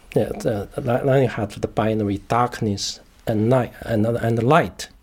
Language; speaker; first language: English; non-native, fluent; Chinese